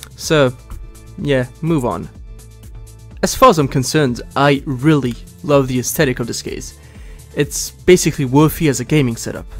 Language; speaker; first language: English; non-native, fluent; French